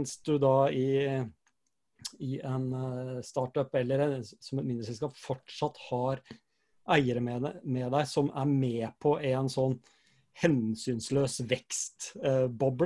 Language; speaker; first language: Norwegian; native; Norwegian